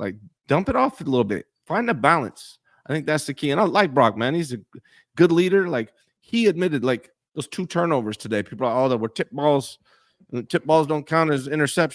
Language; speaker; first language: English; native; English